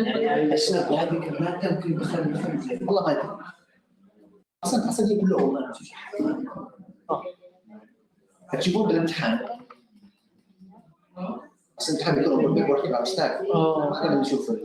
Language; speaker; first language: Arabic; native; Arabic